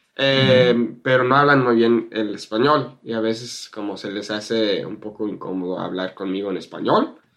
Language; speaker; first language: Spanish; non-native, fluent; English